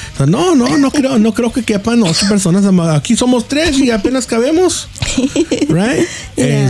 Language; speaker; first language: Spanish; early bilingual, heritage; Spanish